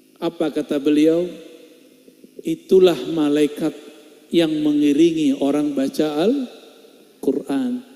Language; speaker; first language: Indonesian; non-native, local second language; Minangkabau